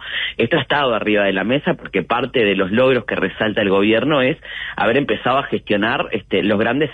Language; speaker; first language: Spanish; native; Spanish